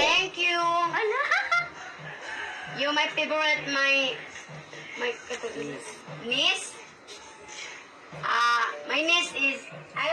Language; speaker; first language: English; non-native, learner; Cebuano